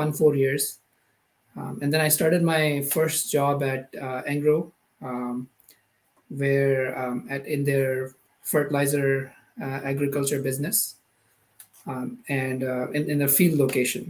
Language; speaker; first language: English; non-native, local second language; Urdu